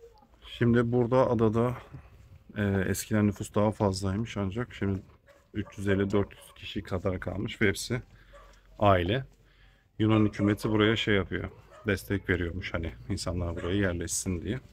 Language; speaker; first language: Turkish; native; Turkish